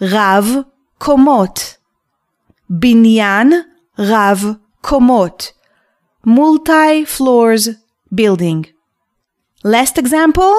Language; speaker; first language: English; non-native, fluent; Hebrew